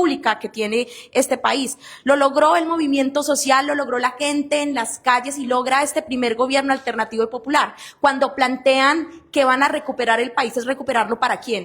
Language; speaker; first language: Spanish; native; Spanish